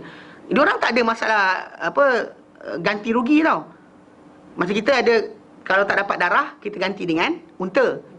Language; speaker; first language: Malay; native; Malay